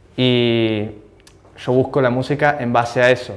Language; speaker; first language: Spanish; native; Spanish